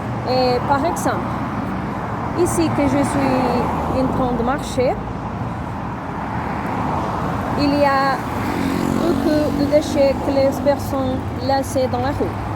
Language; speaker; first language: French; non-native, learner; Spanish